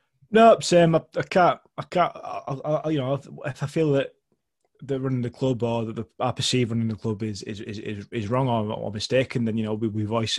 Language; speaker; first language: English; native; English